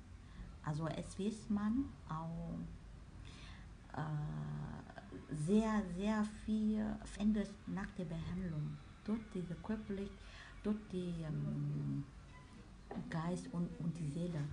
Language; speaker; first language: German; non-native, learner; Vietnamese